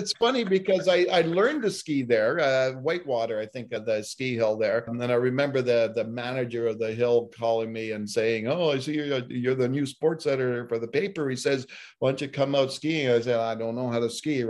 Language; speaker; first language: English; early bilingual, other home language; Italian